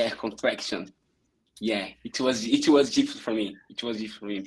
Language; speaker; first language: English; non-native, learner; Portuguese